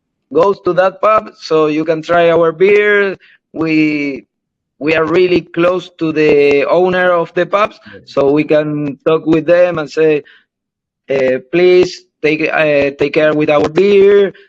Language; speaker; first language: English; non-native, learner; Spanish